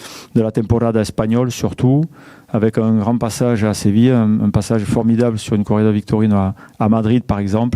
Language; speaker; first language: French; native; French